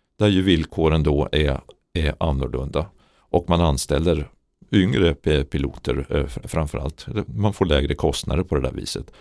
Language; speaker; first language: Swedish; native; Swedish